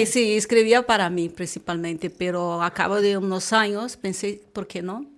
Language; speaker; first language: Spanish; non-native, fluent; Portuguese